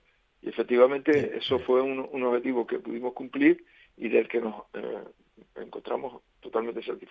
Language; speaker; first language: Spanish; native; Spanish